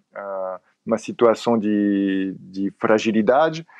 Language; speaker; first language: Portuguese; non-native, fluent; French